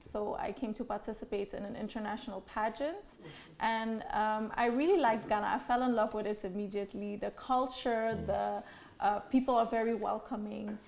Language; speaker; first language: English; non-native, fluent; Dutch